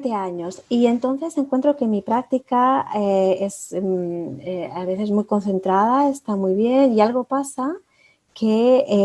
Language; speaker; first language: Spanish; native; Spanish